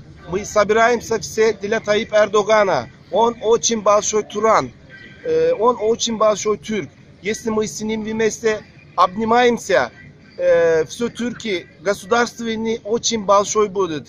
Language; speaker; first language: Russian; non-native, learner; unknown